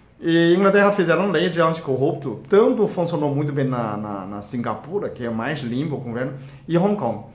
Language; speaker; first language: Portuguese; non-native, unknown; Chinese